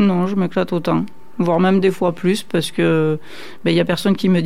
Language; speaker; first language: French; native; French